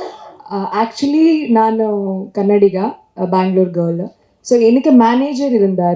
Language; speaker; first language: Tamil; non-native, local second language; Kannada